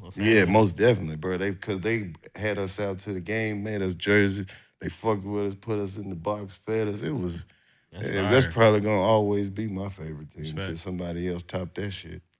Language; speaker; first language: English; native; English